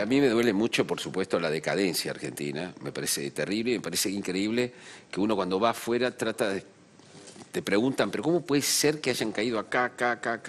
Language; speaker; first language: Spanish; native; Spanish